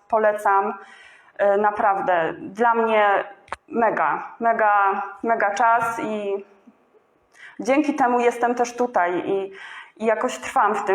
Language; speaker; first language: Polish; native; Polish